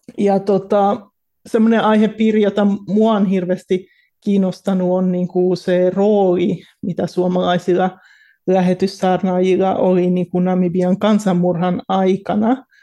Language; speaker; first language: Finnish; early bilingual, heritage; Finnish